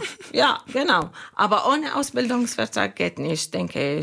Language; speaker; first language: German; non-native, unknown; Arabic